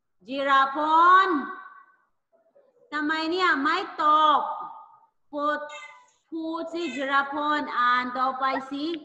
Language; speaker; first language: Thai; non-native, learner; Filipino